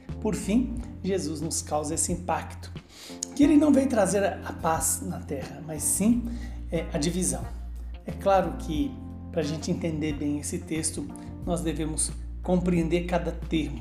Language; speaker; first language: Portuguese; native; Portuguese